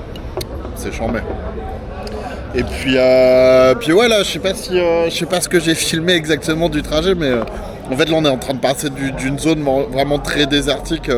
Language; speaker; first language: French; native; French